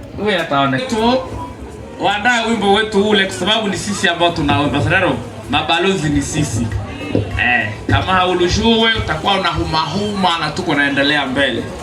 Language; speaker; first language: Swahili; non-native, local second language; Nande